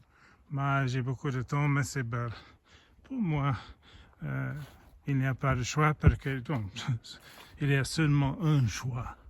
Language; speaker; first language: French; non-native, learner; English